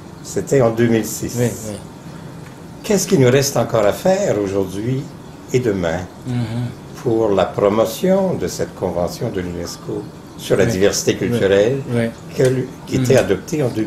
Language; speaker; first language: French; native; French